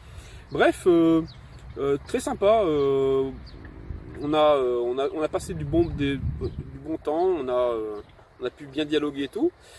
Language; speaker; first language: French; native; French